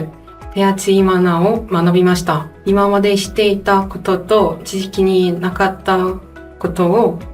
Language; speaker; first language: Japanese; non-native, fluent; Korean